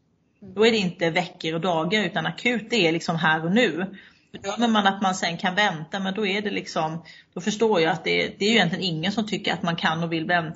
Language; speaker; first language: Swedish; native; Swedish